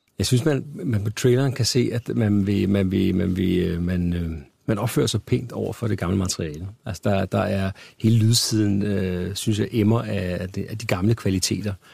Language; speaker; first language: Danish; native; Danish